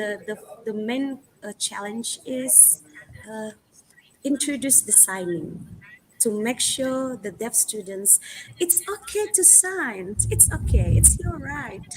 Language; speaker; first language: English; non-native, fluent; Indonesian